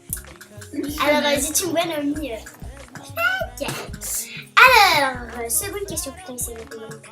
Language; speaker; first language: French; native; French